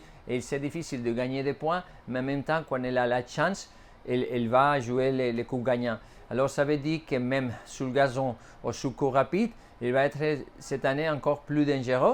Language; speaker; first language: French; non-native, fluent; Spanish